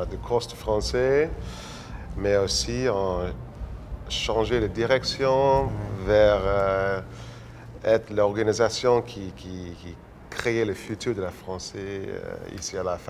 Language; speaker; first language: French; non-native, local second language; English